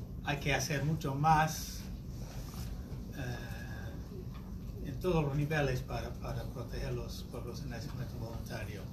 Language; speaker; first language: Spanish; non-native, fluent; English